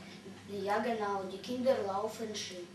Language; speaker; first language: German; non-native, learner; Russian